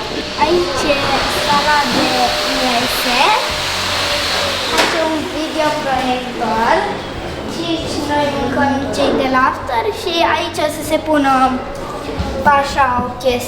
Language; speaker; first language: Romanian; early bilingual, other home language; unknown